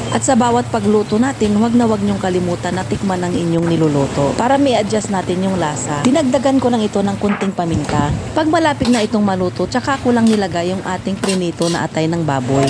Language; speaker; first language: Filipino; non-native, local second language; Iloko